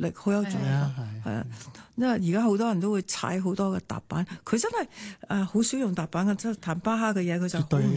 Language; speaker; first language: Cantonese; native; Cantonese